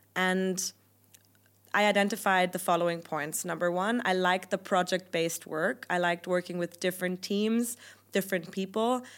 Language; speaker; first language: English; non-native, fluent; German